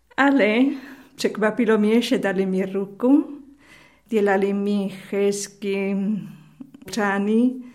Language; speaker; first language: Czech; non-native, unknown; Spanish